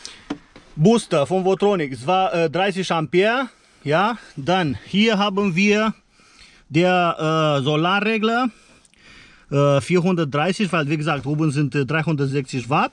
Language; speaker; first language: German; non-native, fluent; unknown